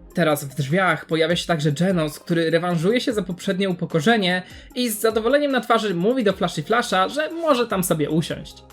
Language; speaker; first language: Polish; native; Polish